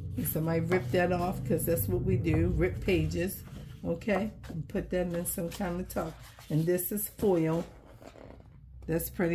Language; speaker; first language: English; native; English